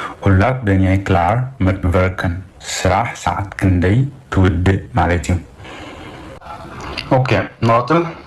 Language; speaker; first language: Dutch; non-native, fluent; Tigrinya